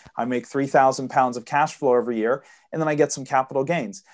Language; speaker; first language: English; early bilingual, heritage; Swedish